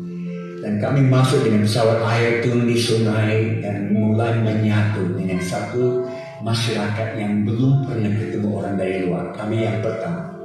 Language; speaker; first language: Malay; non-native, fluent; English